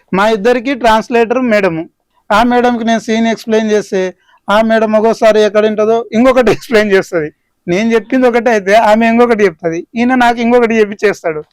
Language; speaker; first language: Telugu; native; Telugu